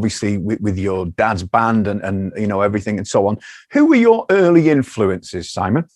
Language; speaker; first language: English; native; English